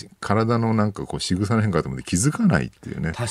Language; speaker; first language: Japanese; native; Japanese